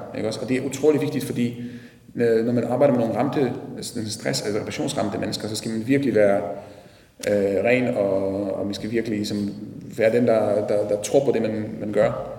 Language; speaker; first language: Danish; non-native, fluent; Polish